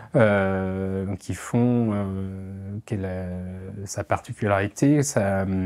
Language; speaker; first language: French; native; French